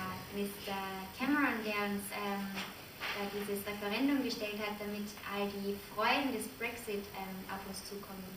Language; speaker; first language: German; native; German